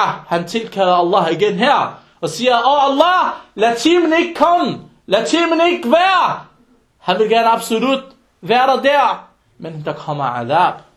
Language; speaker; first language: Danish; early bilingual, other home language; Arabic